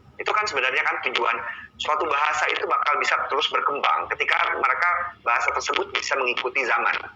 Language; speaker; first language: Indonesian; native; Indonesian